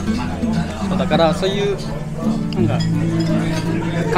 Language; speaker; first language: Japanese; non-native, fluent; Indonesian